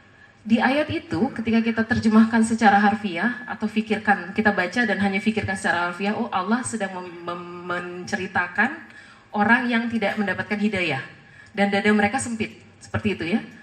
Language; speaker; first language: Indonesian; native; Indonesian